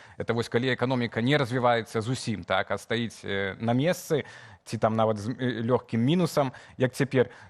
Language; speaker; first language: Belarusian; non-native, local second language; Russian